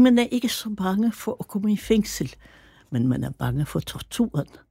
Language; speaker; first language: Danish; non-native, fluent; Russian